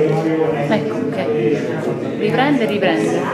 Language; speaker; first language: Italian; native; Italian